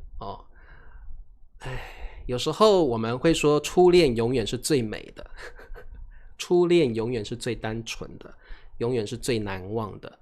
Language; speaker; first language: Chinese; native; Chinese